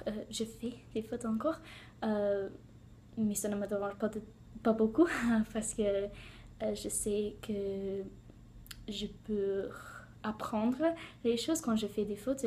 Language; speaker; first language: French; non-native, learner; English